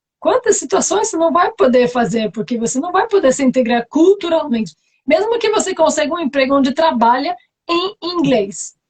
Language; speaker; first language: Portuguese; non-native, fluent; French